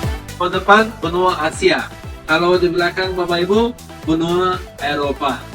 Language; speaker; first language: Indonesian; non-native, learner; Turkish